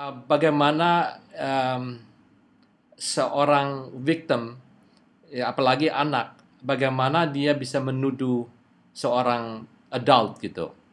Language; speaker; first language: Indonesian; native; Indonesian